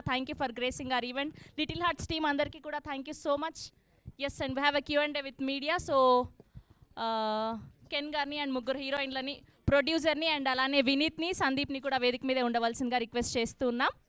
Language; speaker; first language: Telugu; native; Telugu